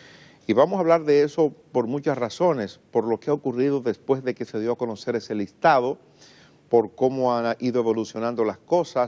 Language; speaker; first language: Spanish; native; Spanish